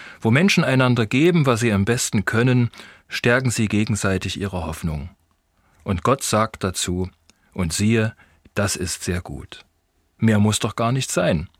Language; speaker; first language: German; native; German